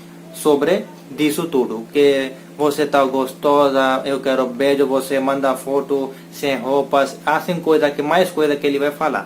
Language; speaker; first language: Portuguese; non-native, learner; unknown